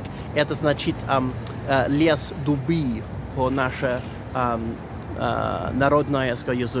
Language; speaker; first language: Russian; non-native, learner; English